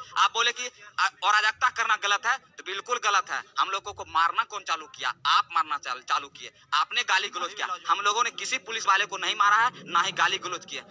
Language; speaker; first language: Hindi; native; Hindi